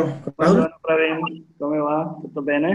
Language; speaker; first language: Italian; non-native, learner; Hindi